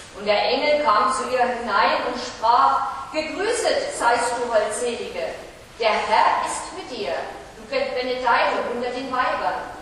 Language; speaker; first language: German; native; German